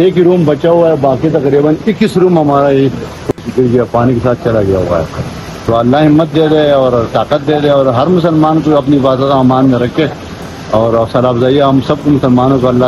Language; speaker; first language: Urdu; non-native, local second language; Pashto